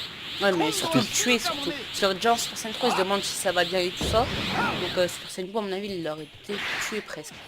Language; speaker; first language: French; native; French